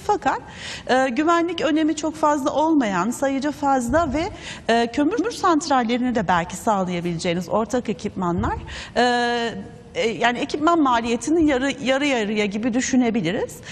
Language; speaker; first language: Turkish; native; Turkish